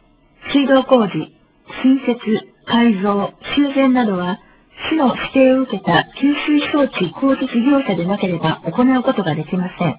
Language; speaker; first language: Japanese; native; Japanese